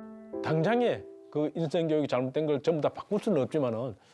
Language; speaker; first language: Korean; native; Korean